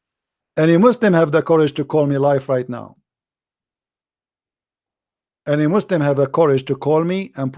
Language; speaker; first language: English; non-native, fluent; Arabic